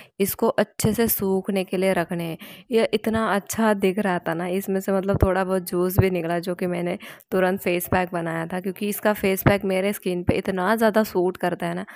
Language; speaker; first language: Hindi; non-native, local second language; Marathi